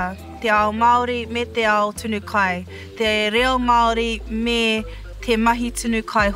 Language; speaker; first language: Māori; non-native, local second language; English